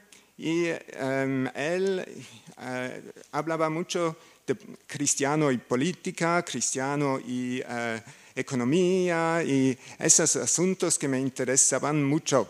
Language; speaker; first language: Spanish; non-native, learner; German